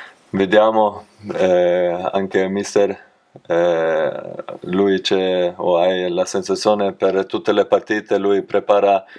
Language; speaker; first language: Italian; non-native, learner; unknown